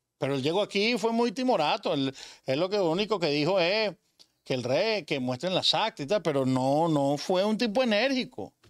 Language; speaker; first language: Spanish; native; Spanish